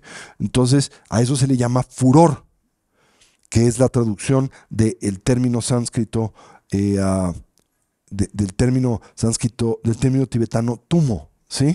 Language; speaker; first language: Spanish; native; Spanish